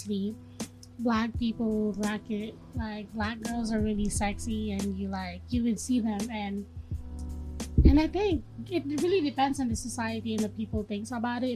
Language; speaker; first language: English; non-native, local second language; Filipino